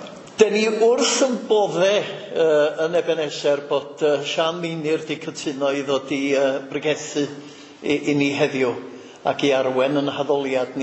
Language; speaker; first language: Welsh; native; Welsh